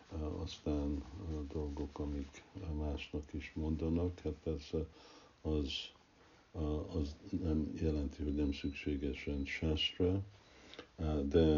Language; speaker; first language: Hungarian; early bilingual, heritage; Hungarian